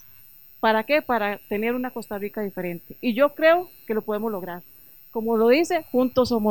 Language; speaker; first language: Spanish; native; Spanish